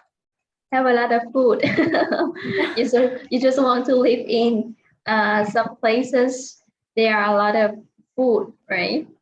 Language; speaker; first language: English; non-native, fluent; Vietnamese